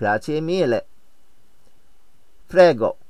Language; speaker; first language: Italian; non-native, learner; Korean